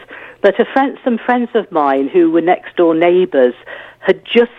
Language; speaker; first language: English; native; English